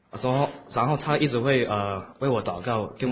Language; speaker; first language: Chinese; early bilingual, heritage; Chinese